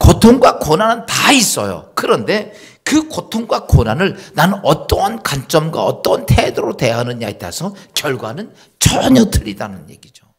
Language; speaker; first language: Korean; native; Korean